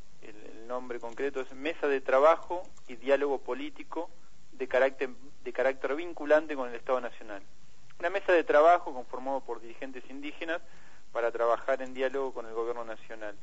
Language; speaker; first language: Spanish; native; Spanish